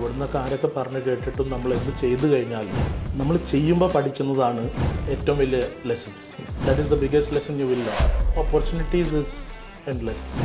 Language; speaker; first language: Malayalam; early bilingual, heritage; Malayalam